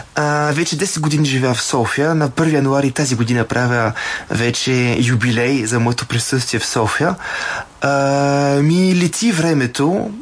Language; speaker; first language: Bulgarian; non-native, fluent; French